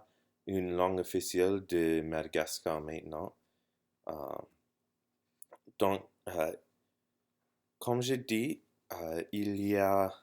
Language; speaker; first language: French; non-native, learner; English